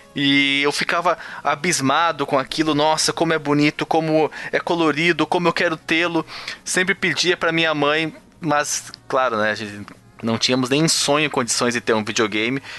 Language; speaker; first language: Portuguese; native; Portuguese